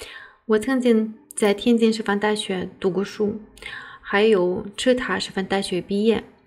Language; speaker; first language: Chinese; non-native, fluent; Russian